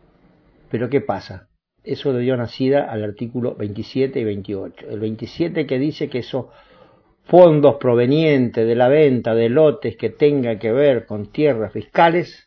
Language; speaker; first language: Spanish; native; Spanish